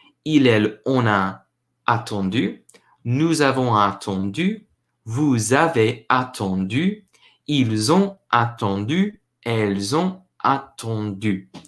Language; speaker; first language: French; non-native, learner; English